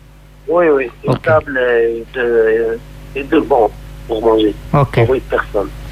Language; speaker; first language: French; non-native, local second language; Arabic